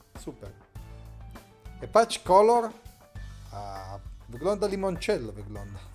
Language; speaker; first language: Polish; non-native, learner; Italian